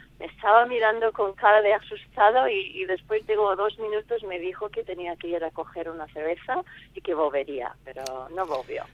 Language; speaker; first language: Spanish; non-native, fluent; English